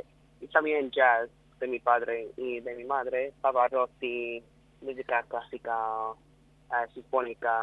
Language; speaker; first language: Spanish; non-native, learner; English